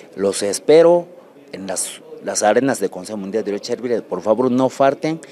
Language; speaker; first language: Spanish; non-native, learner; Japanese